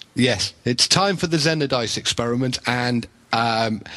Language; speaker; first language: English; native; English